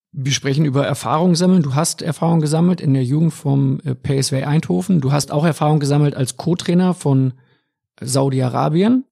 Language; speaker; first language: German; native; German